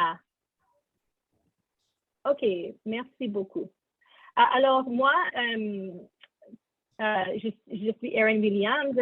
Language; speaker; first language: French; non-native, learner; English